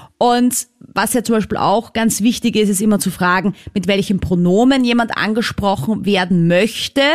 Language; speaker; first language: German; native; German